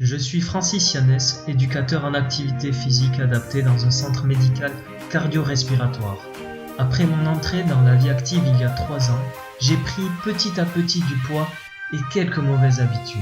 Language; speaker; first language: French; native; French